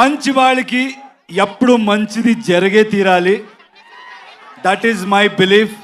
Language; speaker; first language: Telugu; non-native, local second language; Kannada